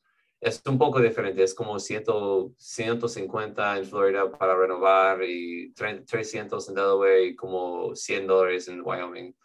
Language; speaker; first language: Spanish; non-native, fluent; English